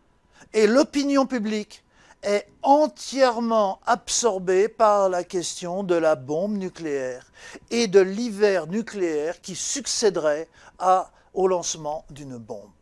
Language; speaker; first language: French; native; French